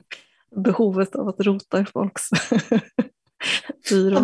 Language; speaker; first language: Swedish; native; Swedish